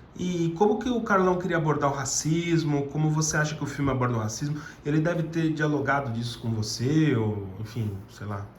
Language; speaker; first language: Portuguese; native; Portuguese